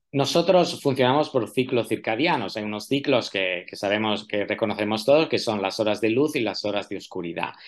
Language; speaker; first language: Spanish; non-native, fluent; Italian